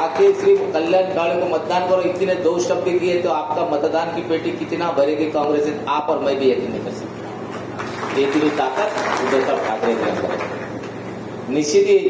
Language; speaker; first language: Hindi; non-native, local second language; Marathi